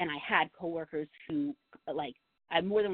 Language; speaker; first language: English; native; English